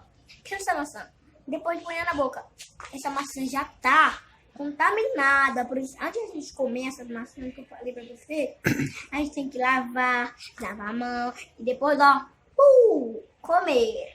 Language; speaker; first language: Portuguese; early bilingual, other home language; Haitian Creole